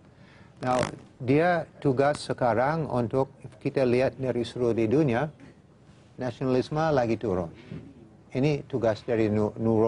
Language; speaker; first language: Indonesian; non-native, fluent; English